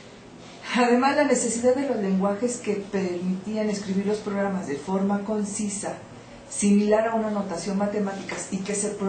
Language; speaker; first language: Spanish; native; Spanish